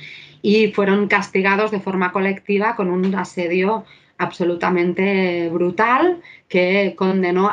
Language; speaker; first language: Spanish; native; Spanish